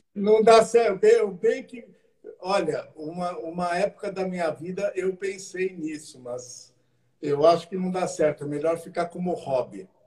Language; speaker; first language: Portuguese; native; Portuguese